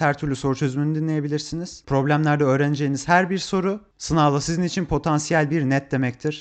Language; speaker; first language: Turkish; native; Turkish